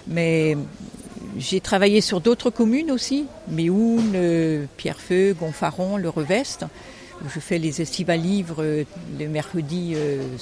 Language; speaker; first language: French; native; French